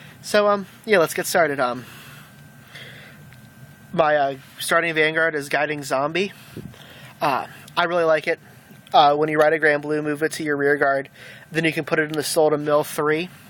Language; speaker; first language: English; native; English